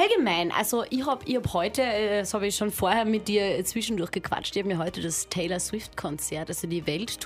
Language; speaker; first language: German; native; German